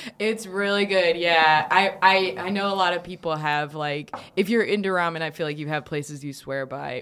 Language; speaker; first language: English; native; English